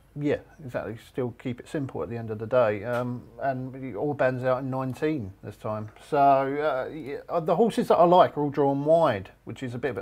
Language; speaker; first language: English; native; English